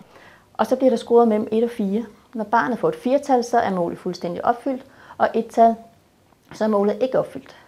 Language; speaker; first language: Danish; native; Danish